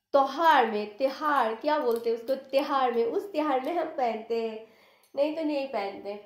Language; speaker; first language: Hindi; non-native, local second language; Bangla